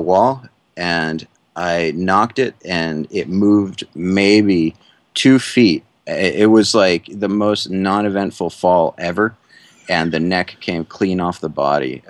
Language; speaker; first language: English; native; English